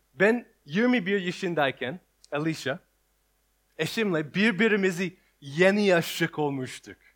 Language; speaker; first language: Turkish; non-native, learner; English